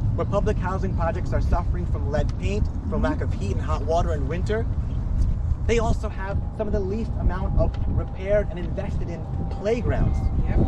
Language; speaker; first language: English; native; English